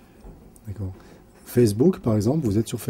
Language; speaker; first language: French; native; French